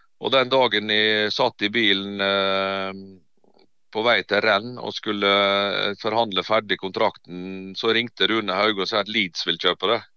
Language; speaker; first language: Norwegian; native; Norwegian